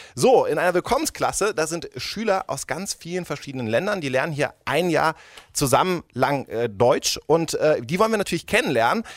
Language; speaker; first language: German; native; German